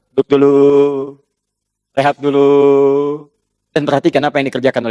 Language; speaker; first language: Indonesian; native; Indonesian